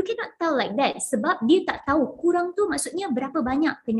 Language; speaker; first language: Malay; non-native, local second language; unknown